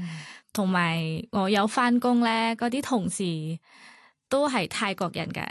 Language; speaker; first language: Cantonese; non-native, learner; Thai